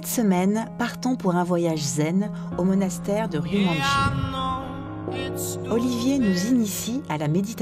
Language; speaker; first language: French; native; French